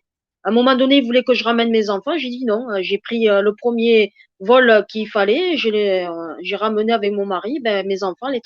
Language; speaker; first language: French; native; French